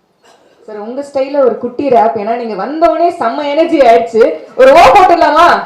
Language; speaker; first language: Tamil; native; Tamil